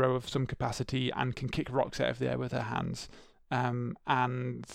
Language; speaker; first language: English; native; English